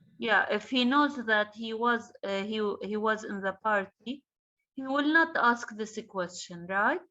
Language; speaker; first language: English; non-native, fluent; Arabic